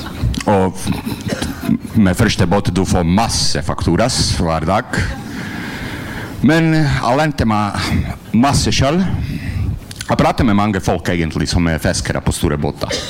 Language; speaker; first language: Norwegian; non-native, learner; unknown